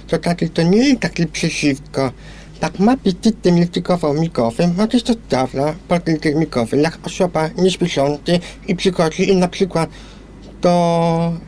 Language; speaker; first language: Polish; non-native, local second language; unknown